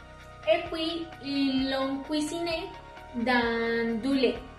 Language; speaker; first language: French; non-native, learner; Spanish